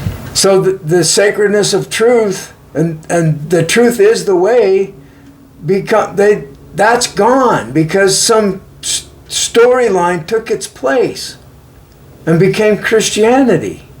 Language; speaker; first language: English; native; English